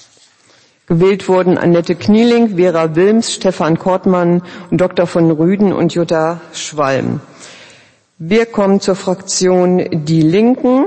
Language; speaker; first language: German; native; German